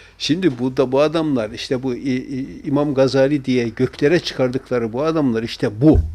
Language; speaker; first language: Turkish; native; Turkish